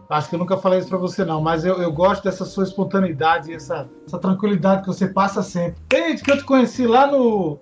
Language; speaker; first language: Portuguese; native; Portuguese